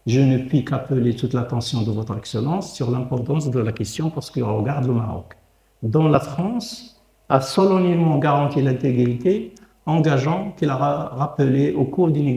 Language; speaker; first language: French; non-native, local second language; Arabic